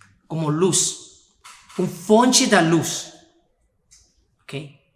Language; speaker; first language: Portuguese; non-native, fluent; Spanish